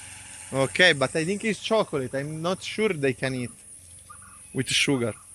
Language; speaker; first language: English; non-native, learner; Italian